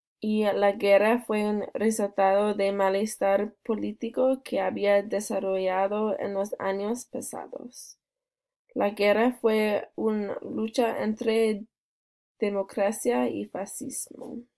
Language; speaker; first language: Spanish; non-native, learner; English